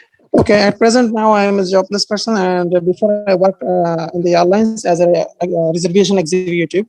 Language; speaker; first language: English; non-native, learner; Bangla